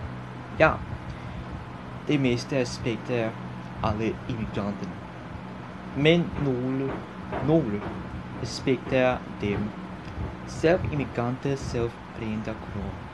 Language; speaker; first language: Danish; non-native, learner; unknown